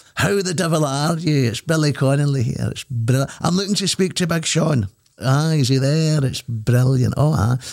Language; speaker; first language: English; native; English